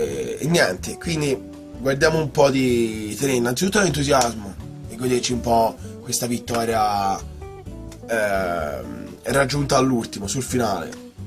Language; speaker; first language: Italian; native; Italian